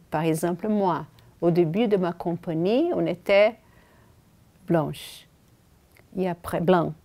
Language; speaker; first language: French; non-native, fluent; Portuguese